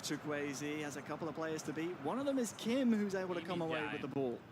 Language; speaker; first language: English; native; English